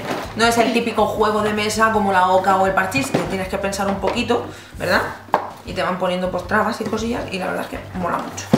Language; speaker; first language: Spanish; native; Spanish